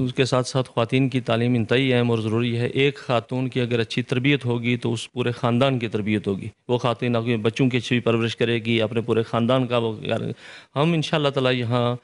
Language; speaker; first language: Urdu; non-native, local second language; Punjabi